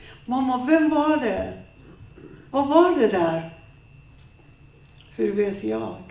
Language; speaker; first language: Swedish; non-native, fluent; Persian